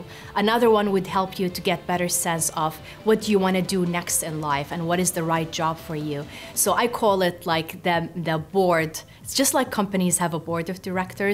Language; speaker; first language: English; non-native, fluent; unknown